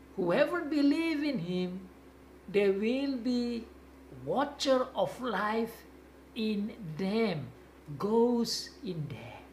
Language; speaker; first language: English; non-native, fluent; Indonesian